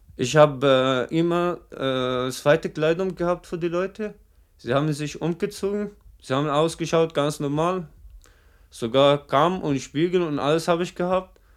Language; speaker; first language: German; non-native, fluent; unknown